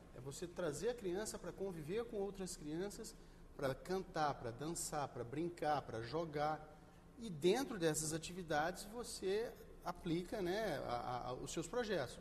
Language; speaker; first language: Portuguese; native; Portuguese